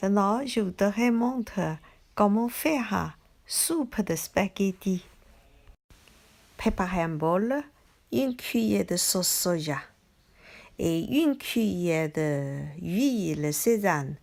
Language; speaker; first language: French; non-native, learner; Chinese